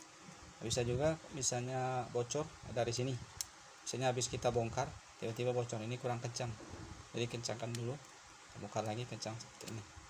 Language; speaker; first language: Indonesian; native; Indonesian